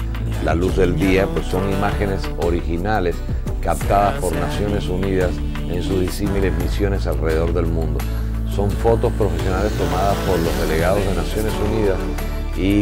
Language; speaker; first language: Spanish; native; Spanish